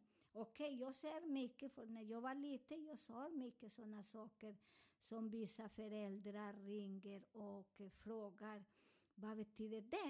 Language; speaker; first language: Swedish; non-native, fluent; Spanish